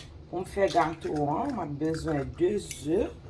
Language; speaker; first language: French; non-native, local second language; Haitian Creole